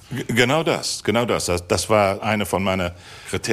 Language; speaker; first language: German; non-native, fluent; English